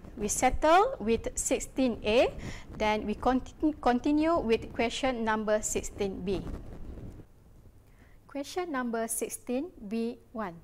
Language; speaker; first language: English; non-native, local second language; Malay